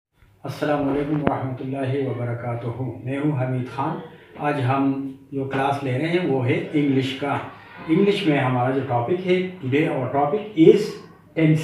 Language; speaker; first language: Urdu; native; Urdu